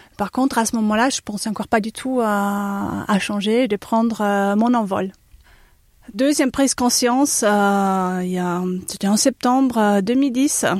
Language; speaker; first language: French; non-native, fluent; German